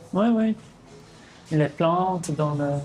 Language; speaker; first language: French; non-native, fluent; Portuguese